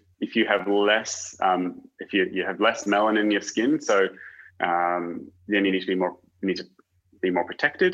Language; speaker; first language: English; native; English